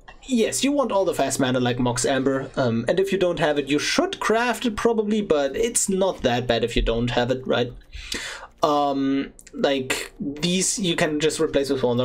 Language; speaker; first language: English; non-native, fluent; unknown